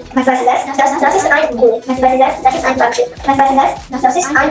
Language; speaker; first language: German; non-native, learner; Indonesian